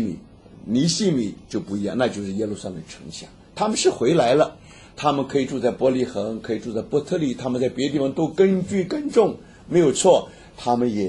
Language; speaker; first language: Chinese; native; Chinese